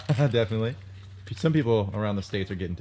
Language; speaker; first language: English; native; English